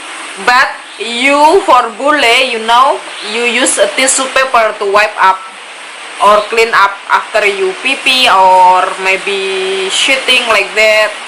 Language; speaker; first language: English; non-native, learner; Indonesian